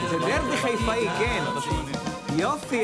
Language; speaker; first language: Hebrew; native; Hebrew